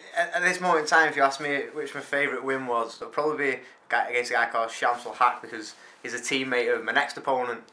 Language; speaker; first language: English; native; English